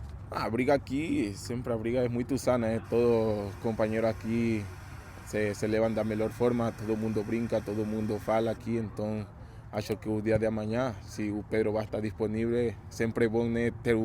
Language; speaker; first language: Portuguese; non-native, fluent; Spanish